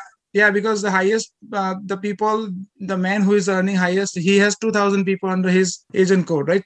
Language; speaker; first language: English; non-native, local second language; Gujarati